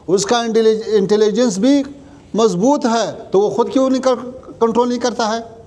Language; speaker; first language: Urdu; non-native, learner; Pashto